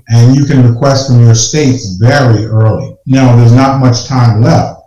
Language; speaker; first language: English; native; English